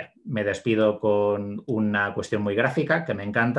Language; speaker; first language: Spanish; native; Spanish